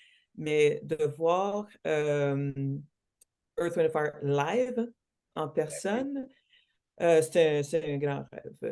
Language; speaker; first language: French; non-native, local second language; English